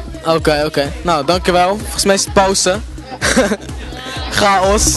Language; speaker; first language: Dutch; native; Dutch